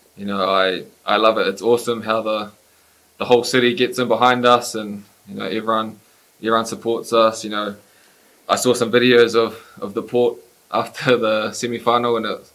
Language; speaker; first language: English; native; English